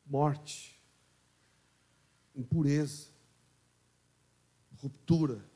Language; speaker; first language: Portuguese; native; Portuguese